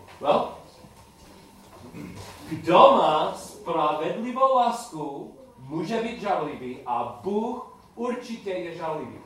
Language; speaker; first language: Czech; non-native, learner; English